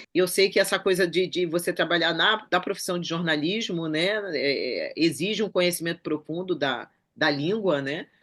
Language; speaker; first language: Portuguese; native; Portuguese